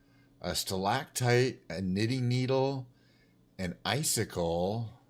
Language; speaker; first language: English; native; English